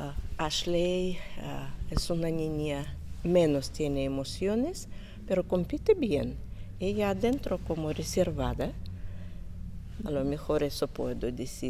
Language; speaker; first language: Spanish; non-native, learner; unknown